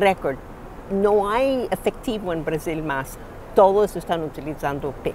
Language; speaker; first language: Spanish; non-native, fluent; English